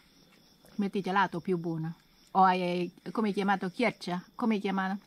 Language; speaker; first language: Italian; non-native, learner; Thai